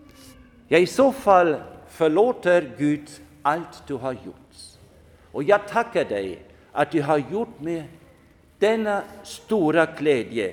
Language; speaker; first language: Swedish; non-native, fluent; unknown